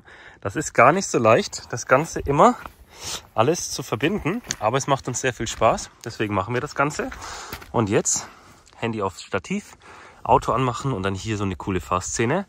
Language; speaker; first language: German; native; German